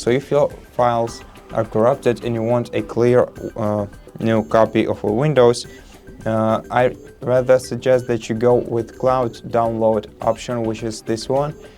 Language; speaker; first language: English; non-native, fluent; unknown